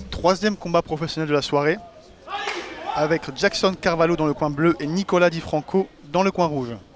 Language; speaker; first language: French; native; French